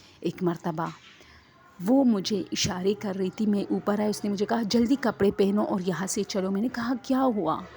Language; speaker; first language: Urdu; non-native, local second language; Pashto